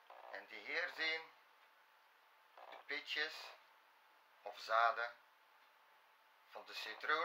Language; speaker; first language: Dutch; non-native, fluent; Arabic